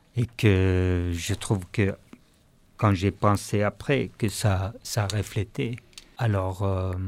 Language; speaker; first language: French; non-native, fluent; Finnish